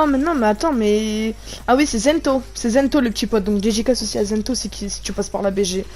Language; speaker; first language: French; native; French